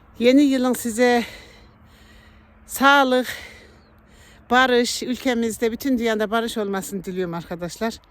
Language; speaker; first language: Turkish; native; Turkish